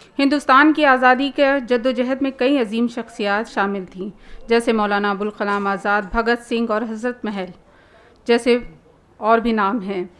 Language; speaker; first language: Urdu; native; Urdu